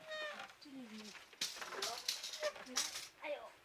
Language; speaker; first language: Chinese; non-native, local second language; Tibetan